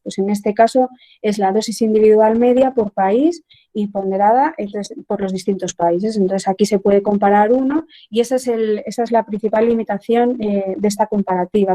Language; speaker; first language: Spanish; native; Spanish